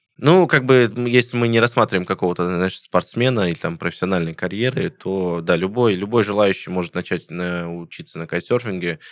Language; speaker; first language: Russian; native; Russian